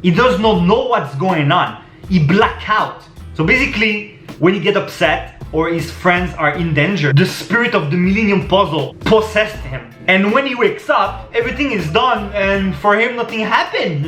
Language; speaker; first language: English; non-native, fluent; French